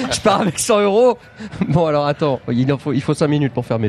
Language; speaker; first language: French; native; French